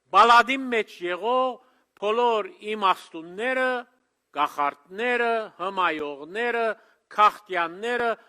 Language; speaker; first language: Armenian; early bilingual, heritage; Armenian